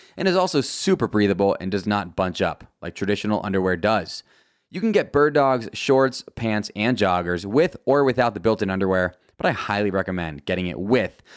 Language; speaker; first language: English; native; English